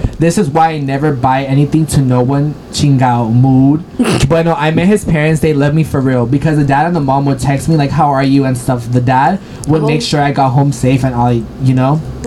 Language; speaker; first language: English; early bilingual, other home language; Spanish